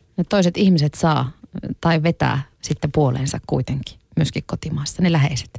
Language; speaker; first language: Finnish; native; Finnish